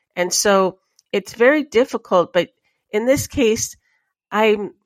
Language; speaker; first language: English; native; English